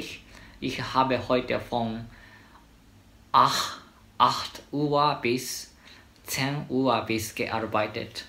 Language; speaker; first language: German; non-native, learner; Japanese